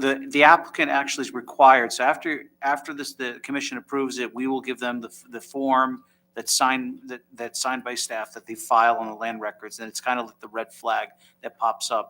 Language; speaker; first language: English; native; English